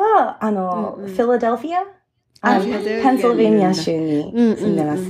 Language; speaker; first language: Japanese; early bilingual, heritage; English